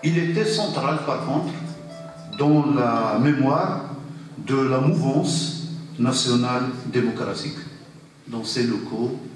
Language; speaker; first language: French; non-native, local second language; Arabic